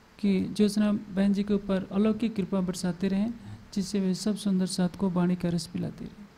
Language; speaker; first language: Hindi; native; Hindi